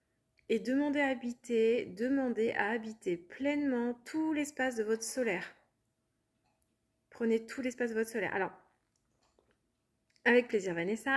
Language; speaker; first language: French; native; French